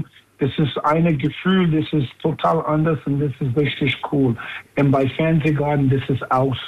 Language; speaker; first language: German; non-native, fluent; English